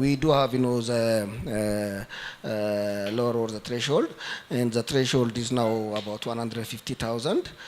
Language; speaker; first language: English; non-native, local second language; Amharic